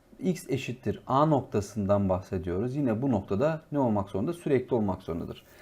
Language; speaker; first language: Turkish; native; Turkish